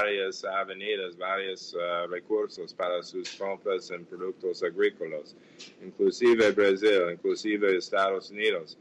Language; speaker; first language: Portuguese; non-native, fluent; English